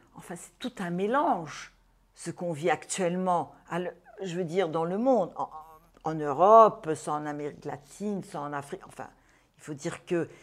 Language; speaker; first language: French; non-native, fluent; Portuguese